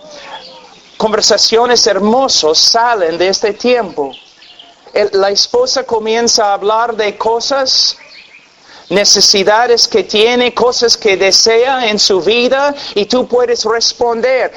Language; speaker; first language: Spanish; non-native, fluent; English